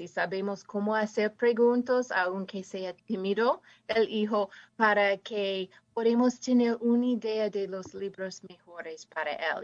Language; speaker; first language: Spanish; non-native, fluent; English